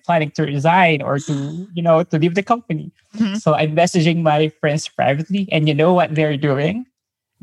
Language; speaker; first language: English; non-native, local second language; Filipino